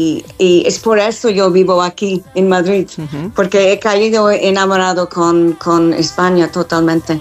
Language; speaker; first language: Spanish; non-native, fluent; English